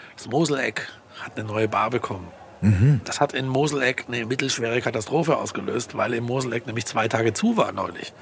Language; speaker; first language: German; native; German